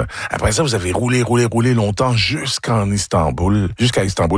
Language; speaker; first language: French; native; French